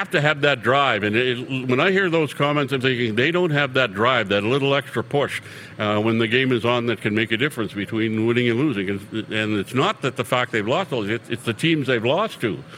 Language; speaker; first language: English; native; English